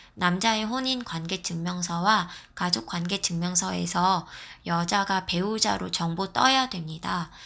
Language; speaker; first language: Korean; non-native, fluent; Vietnamese